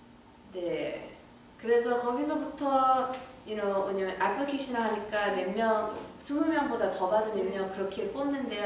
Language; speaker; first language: Korean; early bilingual, heritage; English